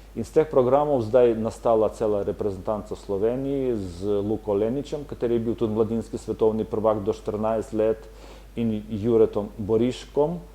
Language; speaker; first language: Slovenian; non-native, fluent; Ukrainian